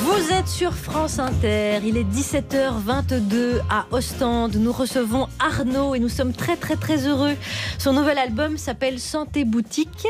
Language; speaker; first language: French; native; French